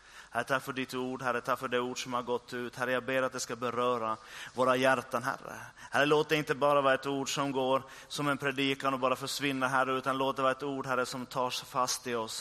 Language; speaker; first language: Swedish; native; Swedish